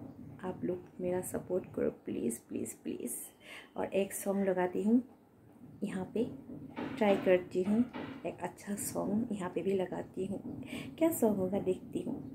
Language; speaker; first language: Hindi; non-native, local second language; Bangla